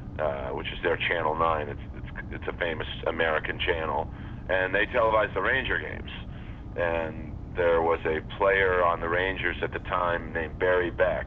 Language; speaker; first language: English; native; English